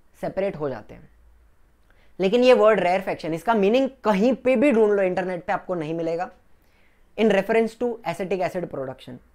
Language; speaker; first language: Hindi; non-native, local second language; Gujarati